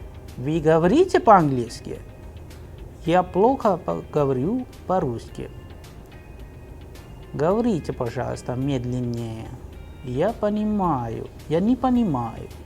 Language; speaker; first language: Russian; non-native, fluent; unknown